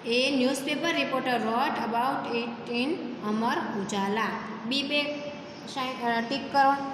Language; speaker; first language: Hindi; non-native, local second language; Gujarati